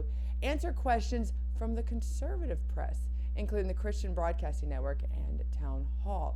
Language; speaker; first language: English; native; English